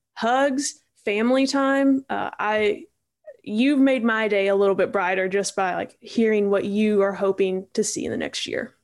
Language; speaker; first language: English; native; English